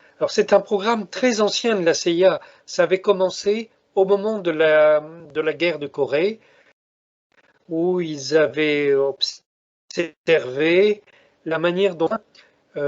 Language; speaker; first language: French; native; French